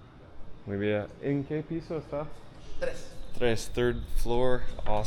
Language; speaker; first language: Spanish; non-native, fluent; English